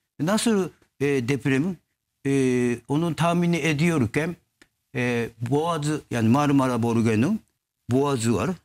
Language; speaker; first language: Turkish; non-native, learner; Japanese